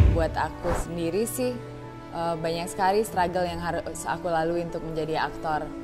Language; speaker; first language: Indonesian; early bilingual, heritage; Indonesian